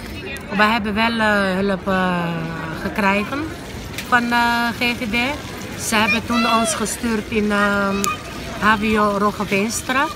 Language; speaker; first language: Dutch; non-native, learner; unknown